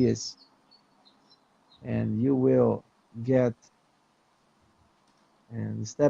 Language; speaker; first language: English; non-native, fluent; Portuguese